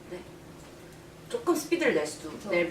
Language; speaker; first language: Korean; native; Korean